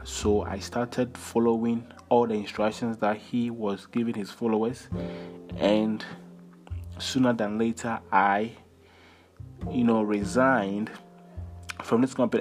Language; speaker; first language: English; non-native, local second language; Akan